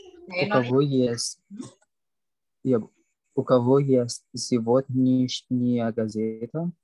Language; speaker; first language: Russian; non-native, learner; Indonesian